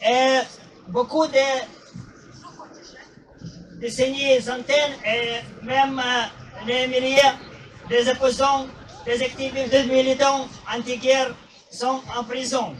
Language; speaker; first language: French; non-native, learner; Russian